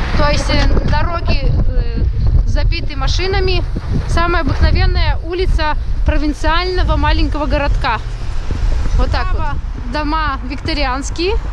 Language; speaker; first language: Russian; native; Russian